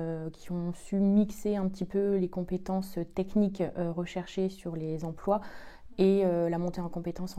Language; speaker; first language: French; native; French